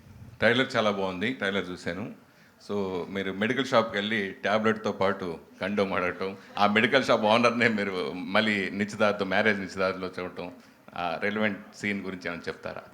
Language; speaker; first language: Telugu; native; Telugu